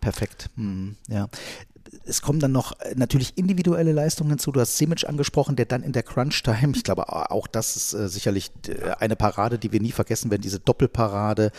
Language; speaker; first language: German; native; German